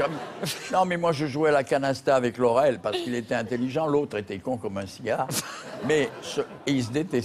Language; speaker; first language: French; native; French